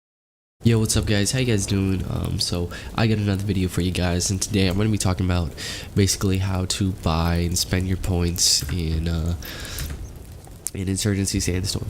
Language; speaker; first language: English; native; English